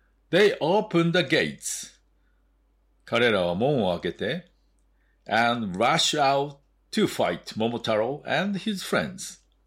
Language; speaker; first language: English; non-native, fluent; Japanese